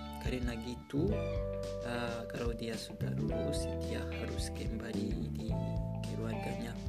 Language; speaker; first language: Indonesian; non-native, learner; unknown